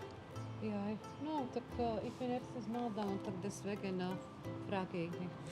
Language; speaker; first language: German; non-native, learner; Polish